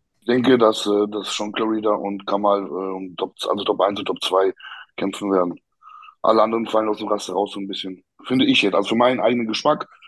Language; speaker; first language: German; early bilingual, other home language; Polish